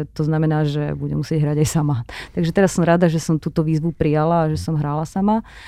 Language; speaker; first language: Slovak; native; Slovak